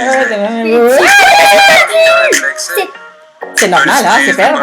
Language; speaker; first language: French; native; French